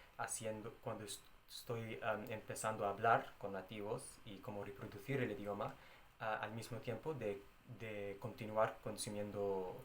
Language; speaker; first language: Spanish; non-native, fluent; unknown